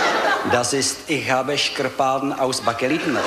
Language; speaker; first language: German; non-native, learner; Czech